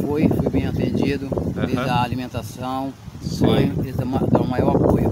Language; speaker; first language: Portuguese; native; Portuguese